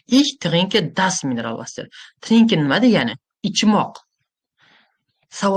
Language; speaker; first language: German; non-native, fluent; Uzbek